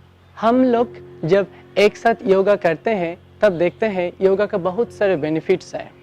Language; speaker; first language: Hindi; non-native, fluent; Bangla